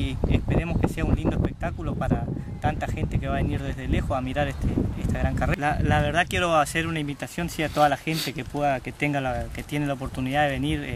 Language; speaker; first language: Spanish; native; Spanish